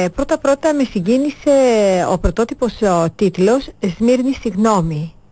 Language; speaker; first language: Greek; early bilingual, other home language; Turkish